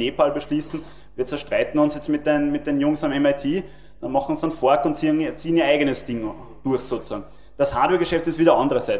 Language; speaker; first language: German; native; German